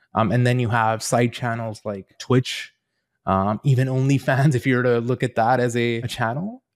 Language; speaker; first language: English; native; English